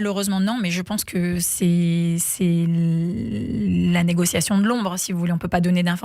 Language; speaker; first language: French; native; French